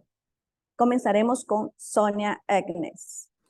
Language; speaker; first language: Spanish; native; Spanish